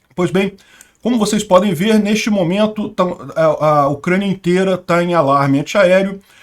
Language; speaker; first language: Portuguese; native; Portuguese